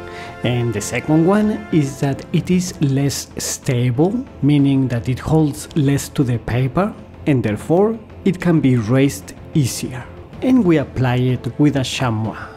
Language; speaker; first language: English; non-native, fluent; Spanish